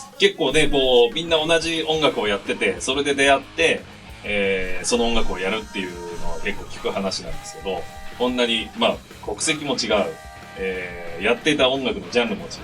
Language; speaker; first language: Japanese; native; Japanese